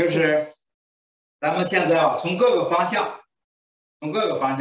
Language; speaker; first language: Chinese; native; Chinese